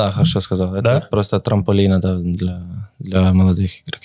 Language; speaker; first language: Russian; non-native, learner; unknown